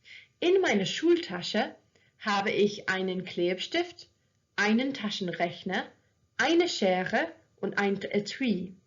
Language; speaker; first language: German; non-native, fluent; English